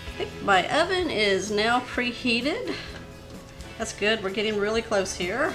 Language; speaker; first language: English; native; English